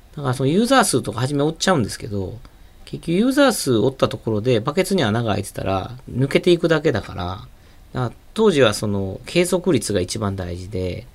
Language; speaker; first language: Japanese; native; Japanese